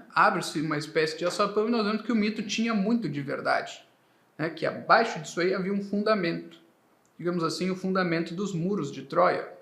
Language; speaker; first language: Portuguese; native; Portuguese